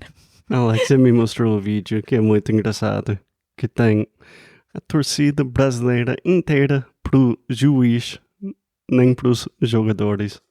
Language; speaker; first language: Portuguese; non-native, fluent; English